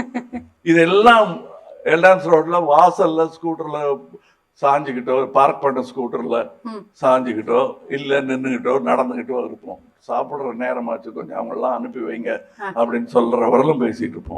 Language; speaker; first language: Tamil; native; Tamil